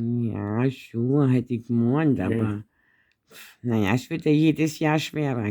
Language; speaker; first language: German; native; German